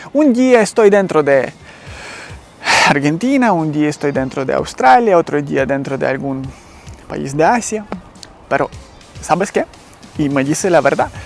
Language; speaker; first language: Spanish; non-native, learner; Ukrainian